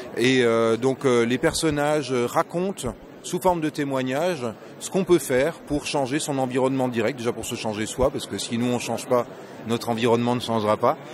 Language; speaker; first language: French; native; French